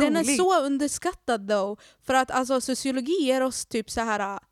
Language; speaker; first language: Swedish; native; Swedish